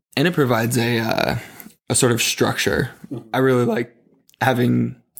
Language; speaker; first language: English; native; English